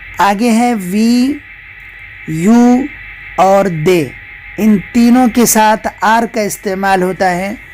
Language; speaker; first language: Urdu; native; Urdu